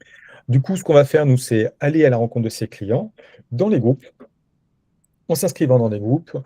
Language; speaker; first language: French; native; French